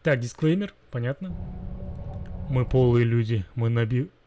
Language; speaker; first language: Russian; non-native, local second language; Kazakh